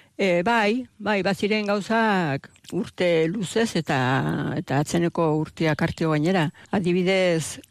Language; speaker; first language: Basque; native; Basque